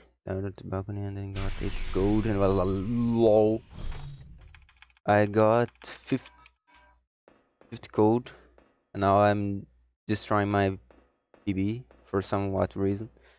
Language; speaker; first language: English; non-native, learner; Portuguese